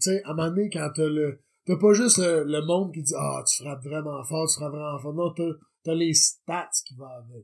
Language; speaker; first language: French; native; French